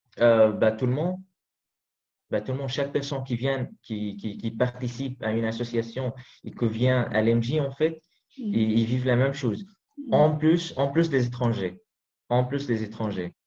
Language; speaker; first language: French; non-native, learner; Arabic